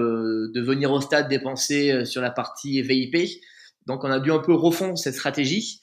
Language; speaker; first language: French; native; French